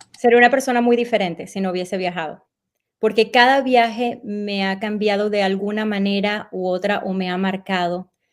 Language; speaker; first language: Spanish; native; Spanish